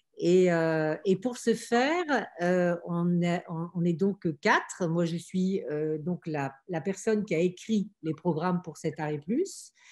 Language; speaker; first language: French; native; French